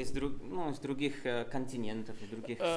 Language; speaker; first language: Russian; non-native, fluent; Spanish